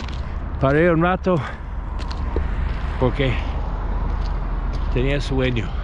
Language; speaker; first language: Spanish; non-native, fluent; English